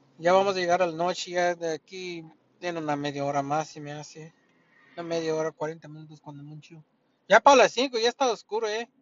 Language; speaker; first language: Spanish; early bilingual, heritage; Spanish